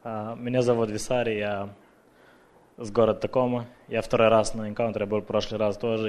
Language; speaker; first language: Russian; early bilingual, heritage; Russian